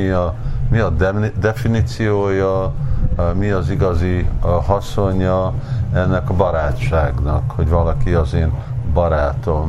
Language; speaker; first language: Hungarian; early bilingual, heritage; Hungarian